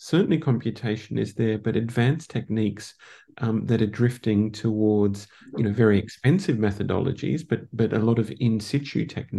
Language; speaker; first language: English; native; English